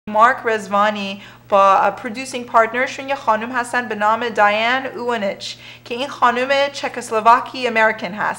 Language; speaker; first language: Persian; early bilingual, heritage; Persian